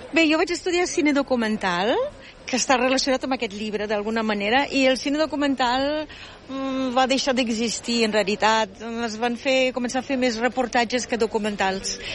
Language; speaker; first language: Catalan; non-native, fluent; German